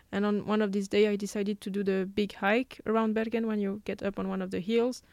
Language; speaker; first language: English; non-native, fluent; French